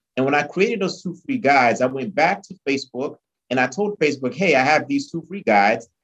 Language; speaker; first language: English; early bilingual, other home language; Haitian Creole